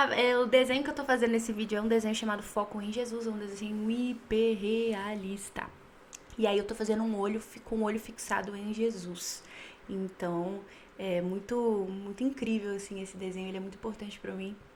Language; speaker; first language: Portuguese; native; Portuguese